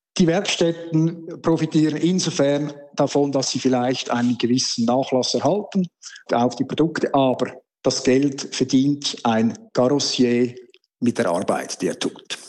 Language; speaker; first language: German; native; German